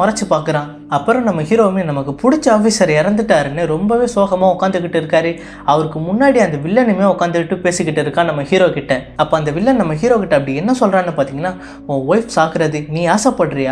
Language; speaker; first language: Tamil; native; Tamil